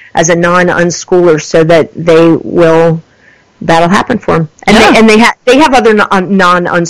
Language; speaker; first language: English; native; English